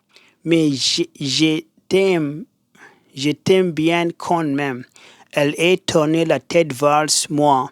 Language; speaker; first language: French; non-native, learner; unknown